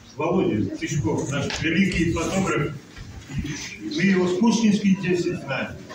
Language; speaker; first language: Russian; non-native, local second language; Georgian